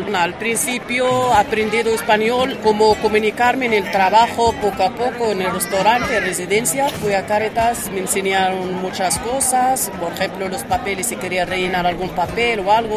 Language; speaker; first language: Spanish; non-native, learner; Arabic